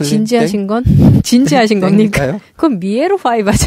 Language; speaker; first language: Korean; native; Korean